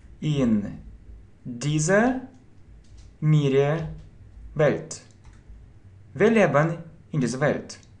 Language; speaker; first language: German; non-native, fluent; Russian